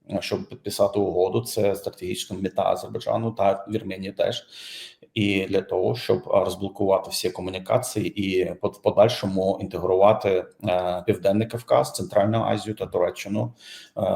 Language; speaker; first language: Ukrainian; non-native, fluent; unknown